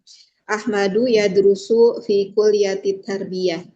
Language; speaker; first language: Arabic; non-native, learner; Indonesian